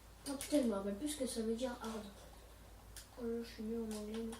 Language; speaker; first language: French; native; French